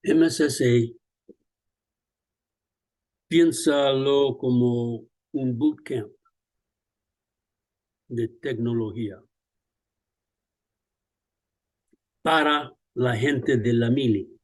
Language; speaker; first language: Spanish; early bilingual, other home language; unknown